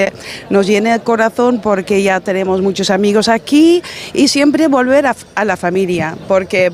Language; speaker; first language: Spanish; non-native, fluent; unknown